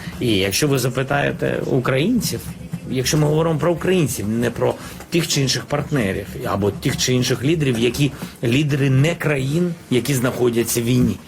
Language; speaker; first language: Ukrainian; non-native, local second language; Russian